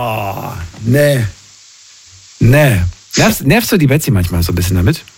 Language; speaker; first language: German; native; German